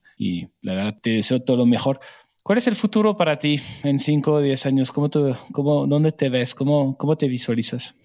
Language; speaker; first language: Spanish; non-native, fluent; French